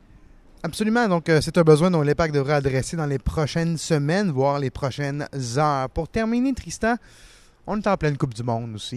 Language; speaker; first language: French; native; French